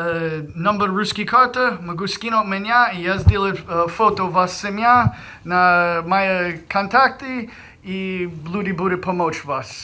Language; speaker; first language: Russian; non-native, learner; English